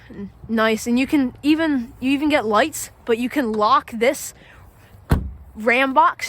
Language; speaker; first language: English; native; English